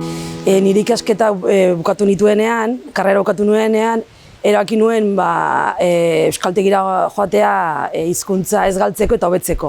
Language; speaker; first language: Basque; non-native, local second language; Arabic